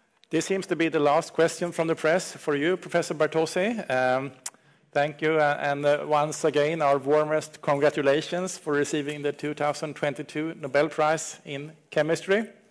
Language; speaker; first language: English; non-native, fluent; Swedish